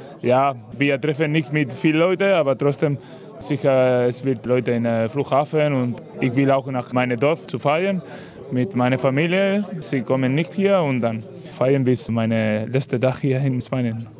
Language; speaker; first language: German; non-native, learner; Spanish